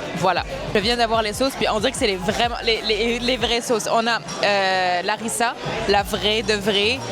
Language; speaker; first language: French; non-native, local second language; Arabic